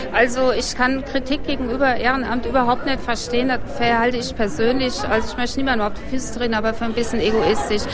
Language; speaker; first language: German; native; German